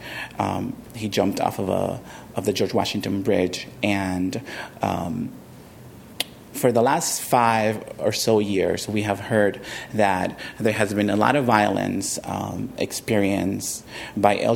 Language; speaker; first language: English; early bilingual, other home language; Spanish